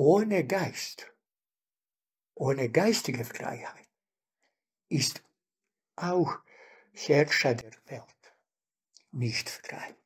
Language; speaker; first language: German; non-native, fluent; Bosnian